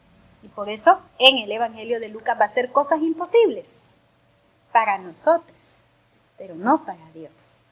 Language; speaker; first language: Spanish; native; Spanish